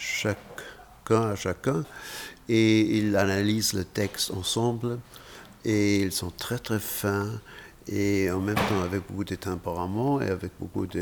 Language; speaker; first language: French; non-native, fluent; German